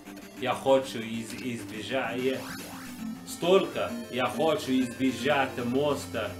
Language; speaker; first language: Russian; non-native, learner; English